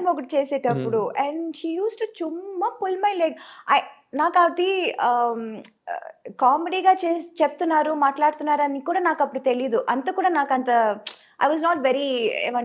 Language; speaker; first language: Telugu; non-native, fluent; Tamil